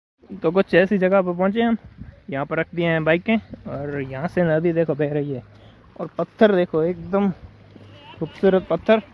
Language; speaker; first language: Hindi; non-native, local second language; Gujarati